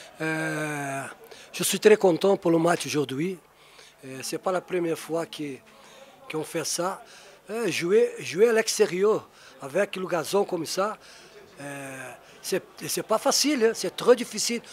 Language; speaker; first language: French; non-native, learner; Portuguese